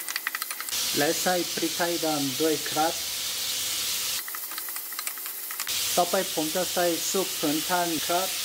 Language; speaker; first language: Thai; non-native, learner; Korean